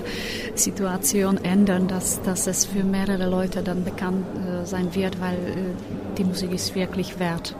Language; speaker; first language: German; non-native, fluent; Slovak